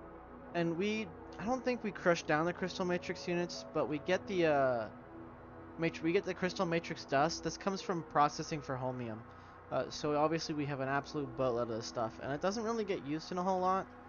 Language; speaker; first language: English; native; English